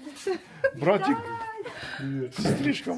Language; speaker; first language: Russian; non-native, fluent; Armenian